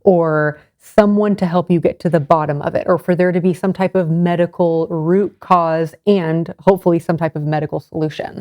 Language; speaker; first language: English; native; English